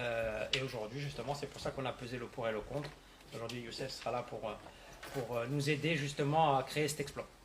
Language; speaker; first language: French; native; French